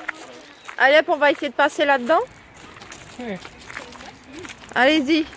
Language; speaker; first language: French; native; French